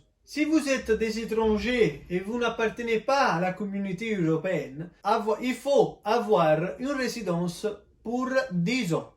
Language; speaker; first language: French; non-native, fluent; Italian